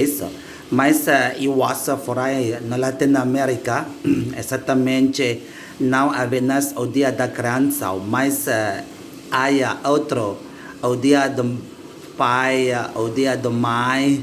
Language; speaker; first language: Portuguese; non-native, learner; Indonesian